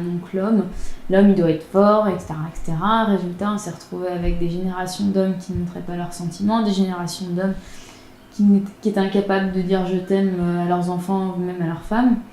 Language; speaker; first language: French; native; French